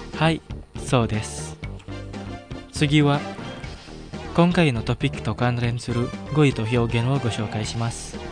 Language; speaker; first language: Japanese; non-native, fluent; Indonesian